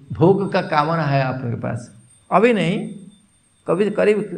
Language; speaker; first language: Hindi; non-native, local second language; Odia